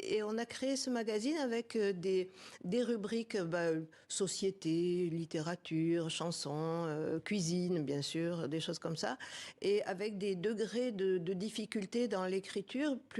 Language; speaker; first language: French; native; French